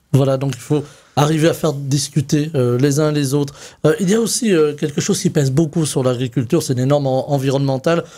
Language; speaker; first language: French; native; French